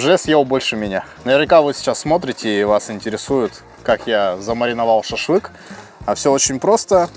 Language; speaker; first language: Russian; native; Russian